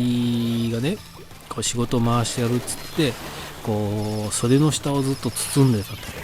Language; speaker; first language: Japanese; native; Japanese